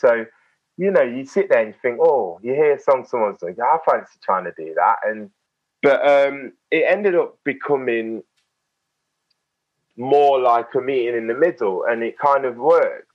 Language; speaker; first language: English; native; English